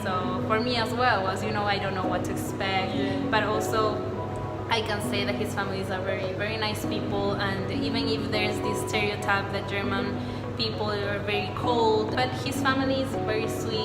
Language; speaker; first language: English; non-native, fluent; Spanish